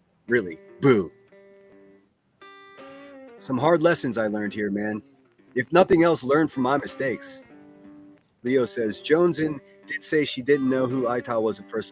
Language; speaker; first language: English; native; English